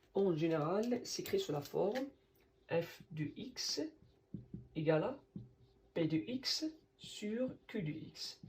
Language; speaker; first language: French; non-native, local second language; Arabic